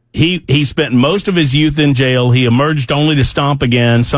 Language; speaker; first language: English; native; English